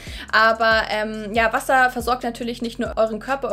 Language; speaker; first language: German; native; German